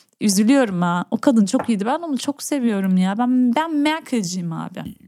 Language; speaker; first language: Turkish; early bilingual, heritage; Turkish